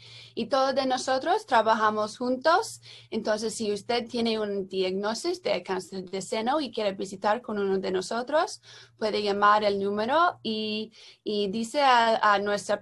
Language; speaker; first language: Spanish; non-native, learner; English